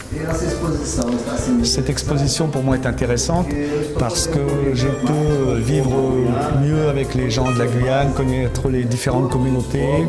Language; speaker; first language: French; non-native, fluent; Portuguese